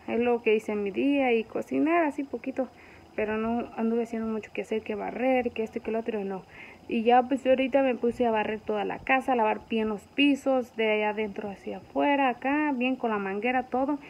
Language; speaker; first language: Spanish; native; Spanish